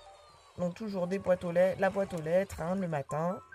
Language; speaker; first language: French; native; French